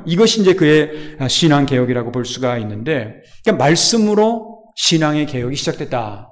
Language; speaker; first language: Korean; native; Korean